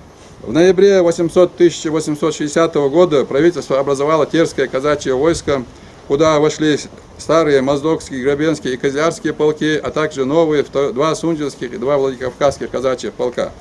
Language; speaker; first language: Russian; non-native, local second language; Ingush